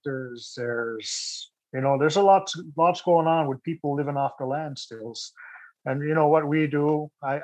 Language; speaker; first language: English; native; English